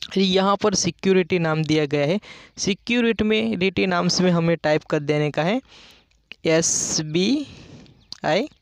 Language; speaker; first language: Hindi; non-native, local second language; Gujarati